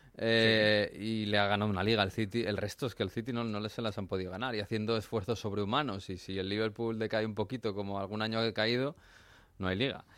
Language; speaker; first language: Spanish; native; Spanish